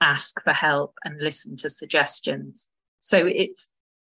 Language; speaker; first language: English; native; English